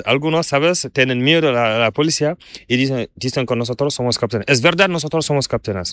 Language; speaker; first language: Spanish; non-native, learner; Fula